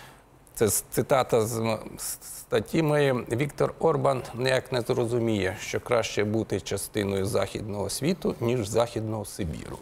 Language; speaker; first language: Ukrainian; native; Ukrainian